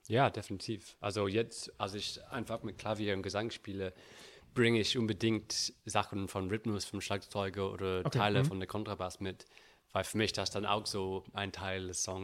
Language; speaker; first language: German; non-native, learner; English